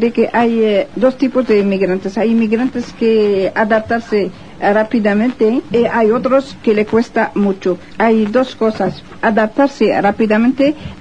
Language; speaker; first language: Spanish; non-native, fluent; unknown